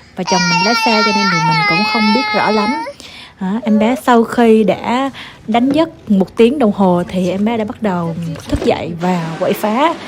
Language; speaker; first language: Vietnamese; native; Vietnamese